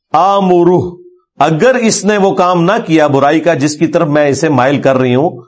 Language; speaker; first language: Urdu; non-native, local second language; Punjabi